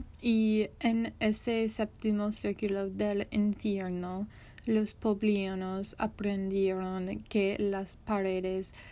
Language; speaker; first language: Spanish; non-native, learner; English